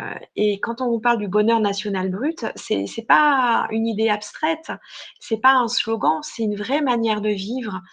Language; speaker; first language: French; native; French